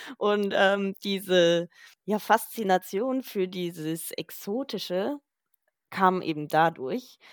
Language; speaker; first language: German; native; German